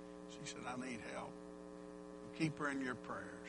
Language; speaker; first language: English; native; English